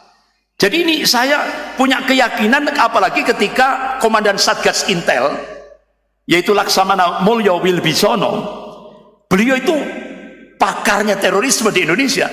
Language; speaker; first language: Indonesian; non-native, local second language; Javanese